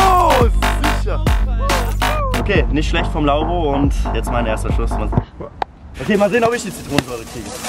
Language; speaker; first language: German; native; German